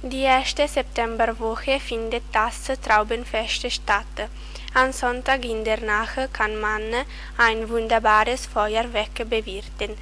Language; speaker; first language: German; non-native, learner; Italian